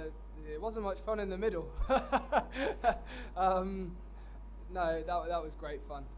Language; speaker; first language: English; native; English